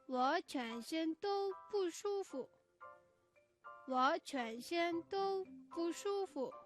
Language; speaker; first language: Chinese; non-native, fluent; Mongolian